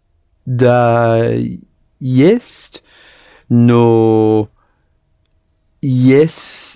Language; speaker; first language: Russian; non-native, learner; English